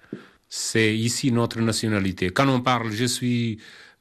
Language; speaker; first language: French; non-native, learner; Kabuverdianu